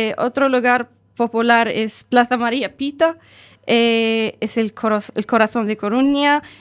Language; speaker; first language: Spanish; non-native, learner; Arabic